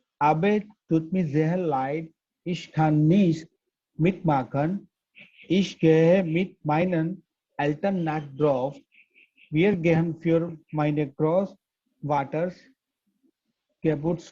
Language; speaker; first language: German; non-native, learner; Gujarati